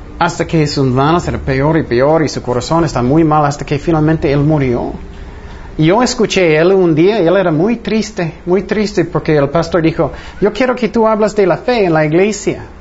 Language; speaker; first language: Spanish; non-native, fluent; English